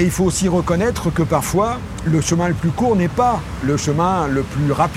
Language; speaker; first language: French; native; French